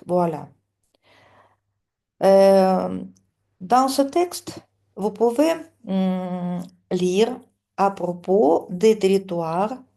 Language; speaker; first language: French; non-native, fluent; Russian